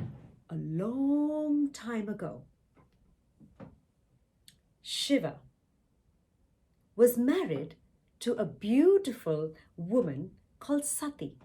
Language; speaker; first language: English; non-native, local second language; Tamil